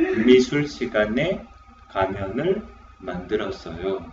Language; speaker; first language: Korean; non-native, fluent; Spanish